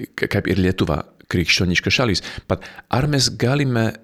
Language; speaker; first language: Lithuanian; non-native, fluent; Slovak